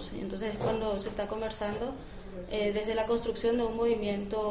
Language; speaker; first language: Spanish; native; Spanish